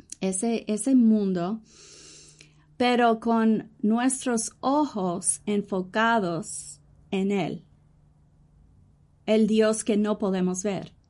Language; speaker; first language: Spanish; early bilingual, heritage; English